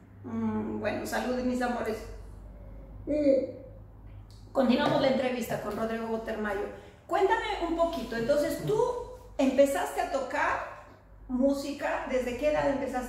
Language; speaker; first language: Spanish; native; Spanish